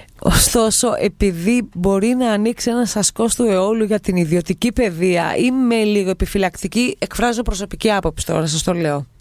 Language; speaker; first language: Greek; native; Greek